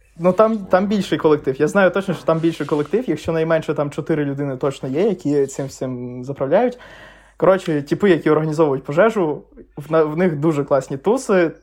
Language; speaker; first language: Ukrainian; non-native, local second language; Russian